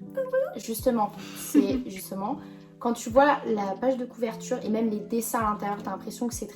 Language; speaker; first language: French; native; French